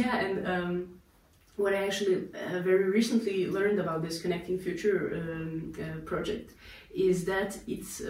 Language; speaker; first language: English; non-native, fluent; Serbian